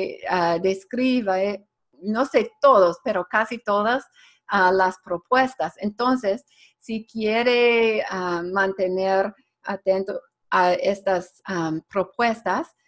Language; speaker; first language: Spanish; non-native, fluent; English